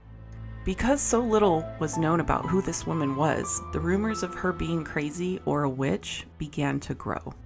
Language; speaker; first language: English; native; English